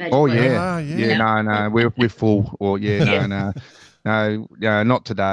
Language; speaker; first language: English; native; English